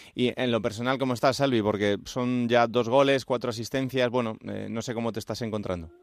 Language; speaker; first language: Spanish; native; Spanish